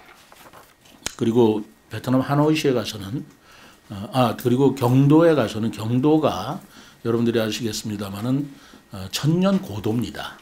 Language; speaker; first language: Korean; native; Korean